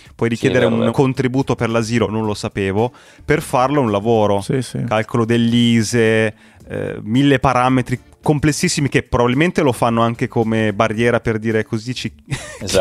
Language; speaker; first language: Italian; native; Italian